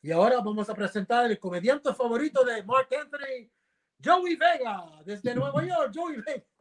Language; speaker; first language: Spanish; early bilingual, heritage; Spanish